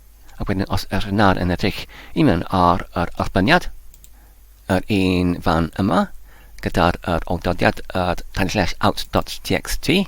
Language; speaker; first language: Welsh; non-native, learner; English